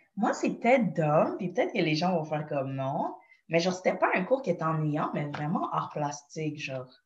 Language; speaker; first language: French; native; French